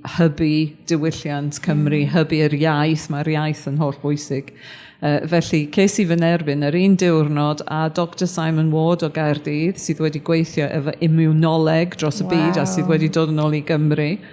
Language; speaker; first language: Welsh; non-native, local second language; English